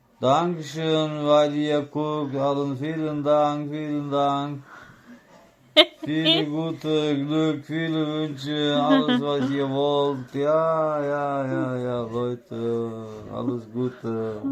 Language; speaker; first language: German; non-native, learner; Ukrainian